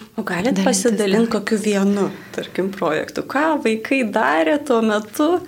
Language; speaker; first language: Lithuanian; native; Lithuanian